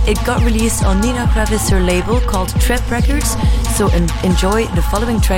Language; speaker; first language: English; non-native, fluent; Dutch